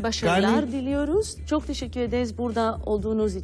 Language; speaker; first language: Turkish; non-native, fluent; Greek